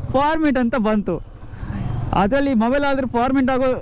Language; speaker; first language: Kannada; non-native, local second language; Tulu